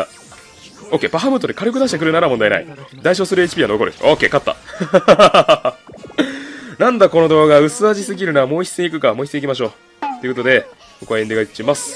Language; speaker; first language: Japanese; native; Japanese